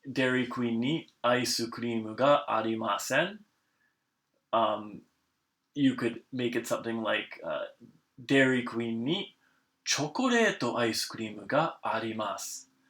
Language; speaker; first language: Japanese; non-native, fluent; English